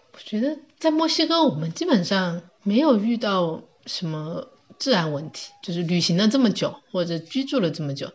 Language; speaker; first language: Chinese; native; Chinese